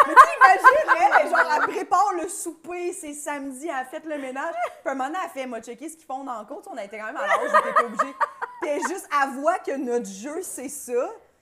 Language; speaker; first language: French; native; French